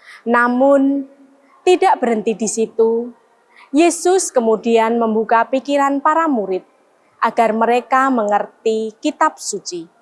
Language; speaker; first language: Indonesian; native; Indonesian